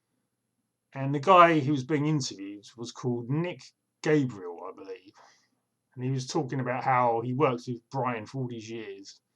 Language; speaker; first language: English; native; English